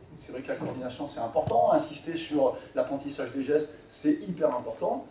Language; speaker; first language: French; native; French